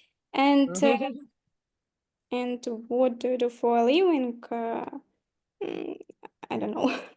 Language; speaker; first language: English; non-native, learner; Ukrainian